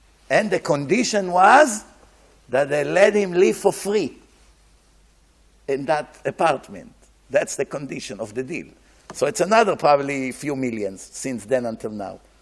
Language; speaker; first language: English; non-native, fluent; Hebrew